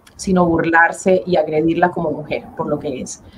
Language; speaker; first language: Spanish; native; Spanish